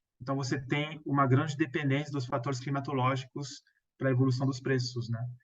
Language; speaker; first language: Portuguese; non-native, fluent; French